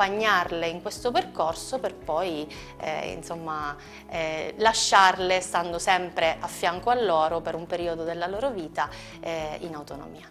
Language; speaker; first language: Italian; native; Italian